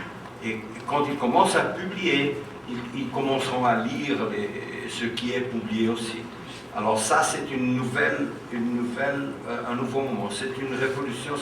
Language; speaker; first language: French; non-native, fluent; Portuguese